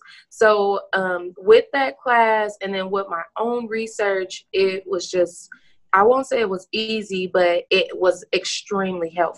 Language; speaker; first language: English; native; English